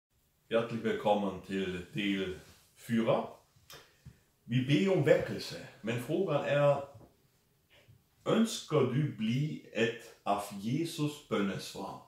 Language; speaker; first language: Swedish; non-native, fluent; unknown